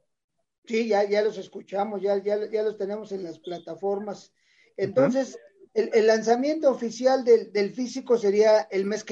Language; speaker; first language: Spanish; native; Spanish